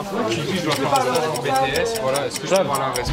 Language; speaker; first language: French; native; French